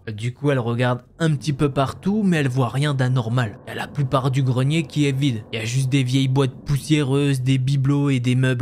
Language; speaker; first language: French; native; French